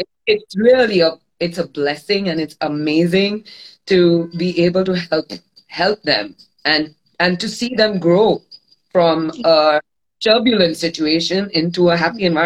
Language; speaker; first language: English; non-native, local second language; Gujarati